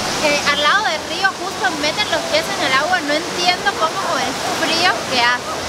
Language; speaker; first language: Spanish; native; Spanish